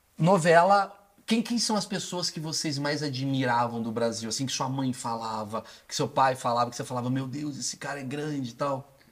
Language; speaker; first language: Portuguese; native; Portuguese